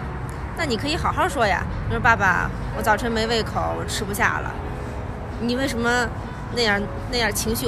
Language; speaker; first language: Chinese; native; Chinese